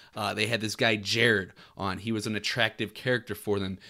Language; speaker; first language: English; native; English